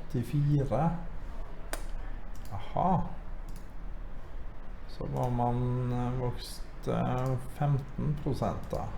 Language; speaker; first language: Norwegian; native; Norwegian